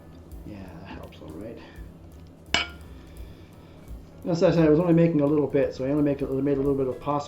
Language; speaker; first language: English; native; English